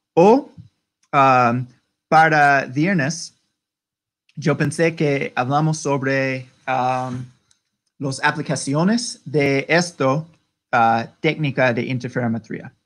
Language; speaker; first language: Spanish; non-native, learner; English